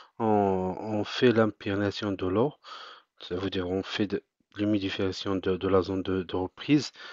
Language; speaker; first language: French; non-native, local second language; Arabic